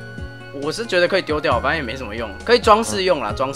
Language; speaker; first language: Chinese; native; Chinese